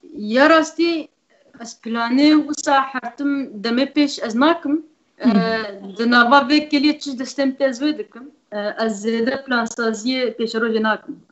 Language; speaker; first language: Kurdish; native; Kurdish